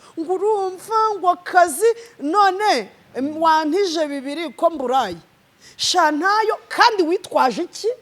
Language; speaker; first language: Kinyarwanda; native; Kinyarwanda